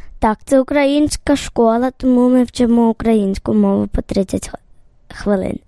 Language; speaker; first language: Ukrainian; native; Ukrainian